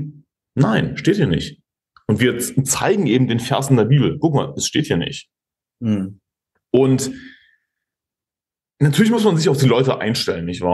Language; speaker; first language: German; native; German